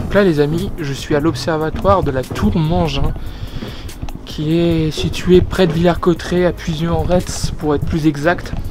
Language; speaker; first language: French; native; French